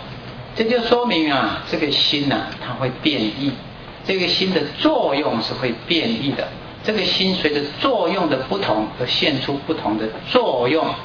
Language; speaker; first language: Chinese; native; Chinese